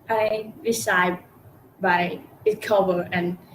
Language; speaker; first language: English; non-native, learner; Thai